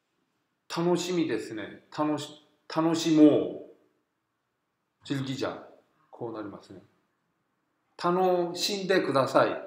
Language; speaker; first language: Japanese; non-native, fluent; Korean